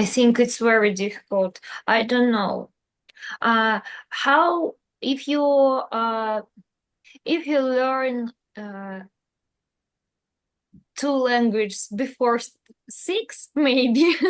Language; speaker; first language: English; non-native, learner; Russian